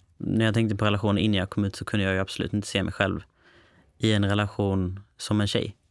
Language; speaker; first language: Swedish; native; Swedish